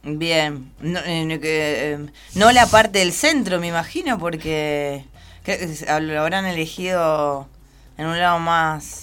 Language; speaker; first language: Spanish; native; Spanish